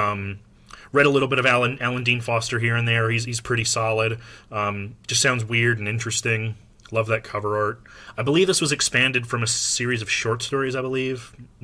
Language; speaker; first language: English; native; English